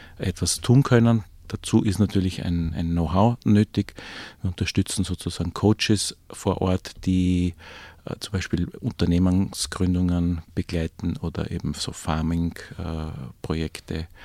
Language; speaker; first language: German; native; German